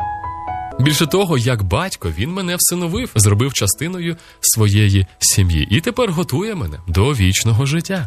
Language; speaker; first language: Ukrainian; native; Ukrainian